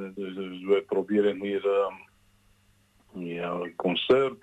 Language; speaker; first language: Dutch; non-native, learner; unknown